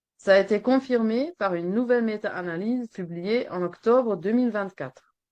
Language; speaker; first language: French; non-native, local second language; Dutch